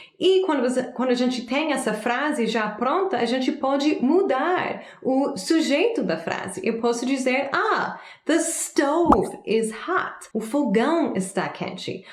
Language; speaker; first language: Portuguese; non-native, fluent; English